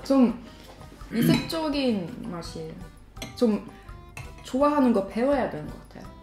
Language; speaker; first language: Korean; non-native, fluent; Swedish